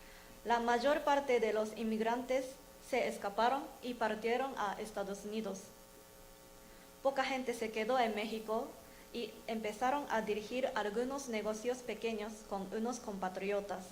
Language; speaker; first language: Spanish; non-native, learner; Japanese